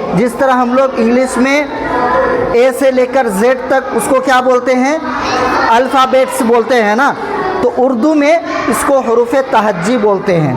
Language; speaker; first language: Urdu; native; Urdu